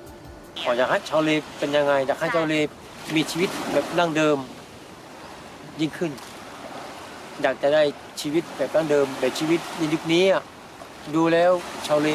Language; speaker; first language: Thai; non-native, local second language; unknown